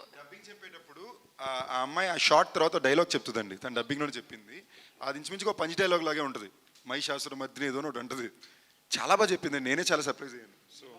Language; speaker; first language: Telugu; native; Telugu